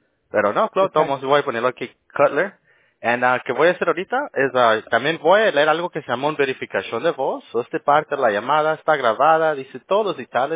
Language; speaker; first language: Spanish; early bilingual, heritage; Spanish